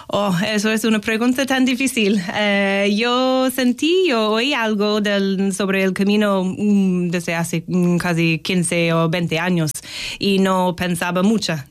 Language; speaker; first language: Spanish; non-native, fluent; English